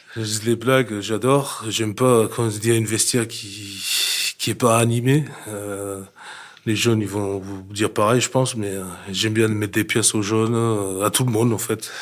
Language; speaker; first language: French; non-native, fluent; English